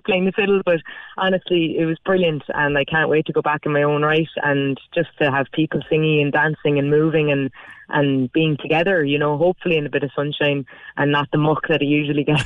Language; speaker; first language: English; native; English